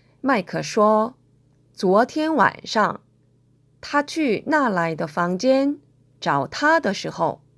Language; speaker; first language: Chinese; non-native, fluent; Korean